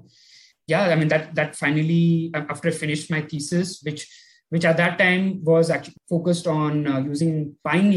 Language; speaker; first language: English; non-native, local second language; Hindi